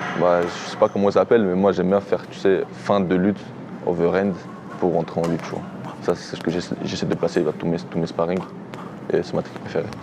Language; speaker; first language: French; early bilingual, other home language; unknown